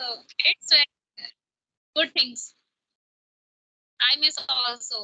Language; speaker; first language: English; non-native, local second language; Hindi